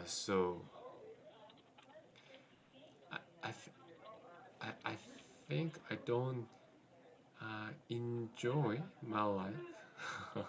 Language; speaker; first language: English; non-native, learner; Korean